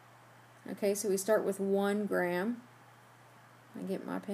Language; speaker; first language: English; native; English